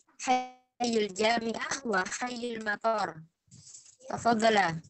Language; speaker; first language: Indonesian; native; Indonesian